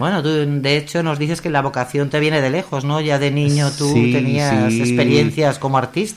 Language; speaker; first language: Spanish; native; Spanish